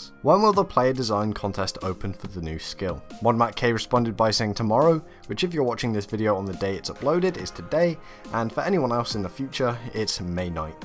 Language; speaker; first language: English; native; English